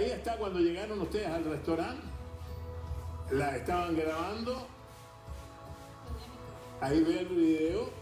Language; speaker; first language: Spanish; native; Spanish